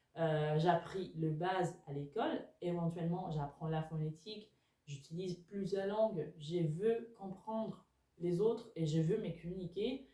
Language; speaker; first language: French; non-native, fluent; Spanish